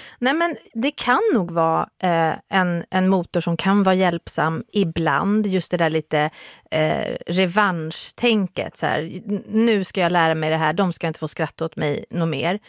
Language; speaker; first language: Swedish; native; Swedish